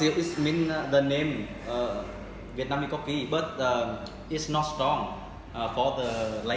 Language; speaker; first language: English; non-native, learner; Vietnamese